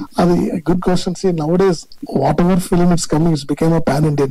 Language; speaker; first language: Telugu; non-native, learner; Tamil